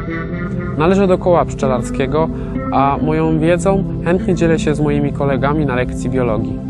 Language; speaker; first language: Polish; native; Polish